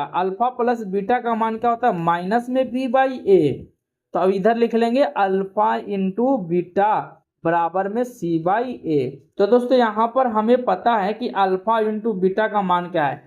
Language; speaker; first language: Hindi; native; Hindi